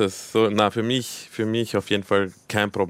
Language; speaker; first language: German; early bilingual, other home language; Croatian